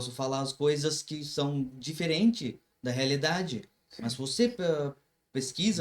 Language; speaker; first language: Portuguese; non-native, learner; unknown